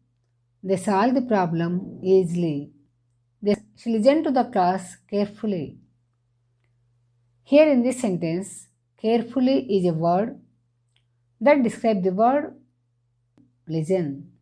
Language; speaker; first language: English; non-native, fluent; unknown